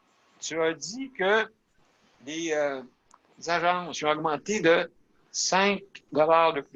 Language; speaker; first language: French; native; French